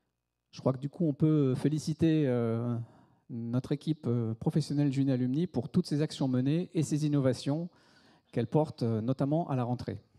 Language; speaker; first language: French; native; French